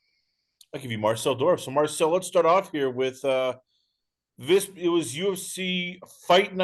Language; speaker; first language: English; native; English